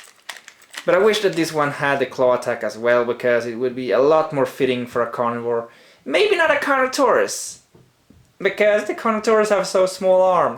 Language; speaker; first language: English; non-native, fluent; Swedish